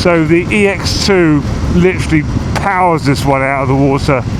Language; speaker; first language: English; native; English